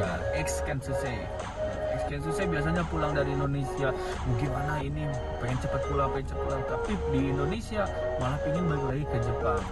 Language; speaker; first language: Indonesian; native; Indonesian